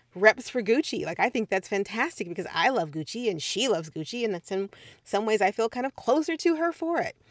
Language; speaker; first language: English; native; English